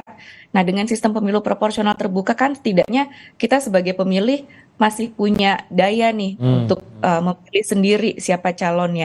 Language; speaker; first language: Indonesian; native; Indonesian